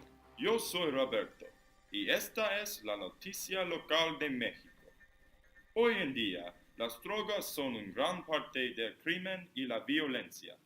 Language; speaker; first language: Spanish; non-native, learner; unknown